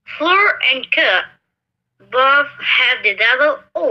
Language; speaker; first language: English; non-native, learner; Indonesian